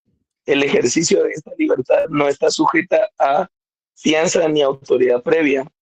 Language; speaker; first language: Spanish; native; Spanish